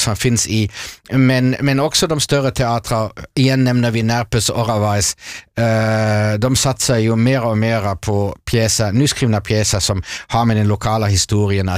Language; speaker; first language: Swedish; non-native, fluent; German